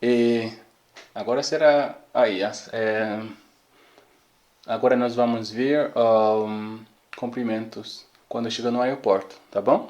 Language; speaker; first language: Portuguese; non-native, learner; Haitian Creole